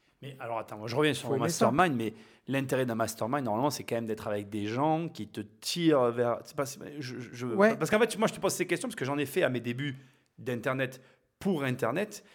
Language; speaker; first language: French; native; French